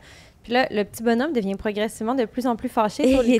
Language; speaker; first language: French; native; French